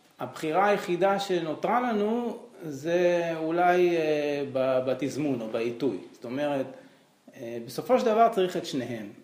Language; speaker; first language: Hebrew; native; Hebrew